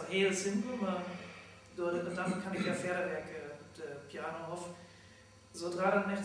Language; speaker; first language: Dutch; non-native, fluent; German